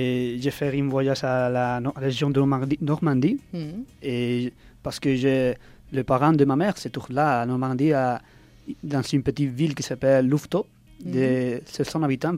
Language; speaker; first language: French; early bilingual, heritage; Spanish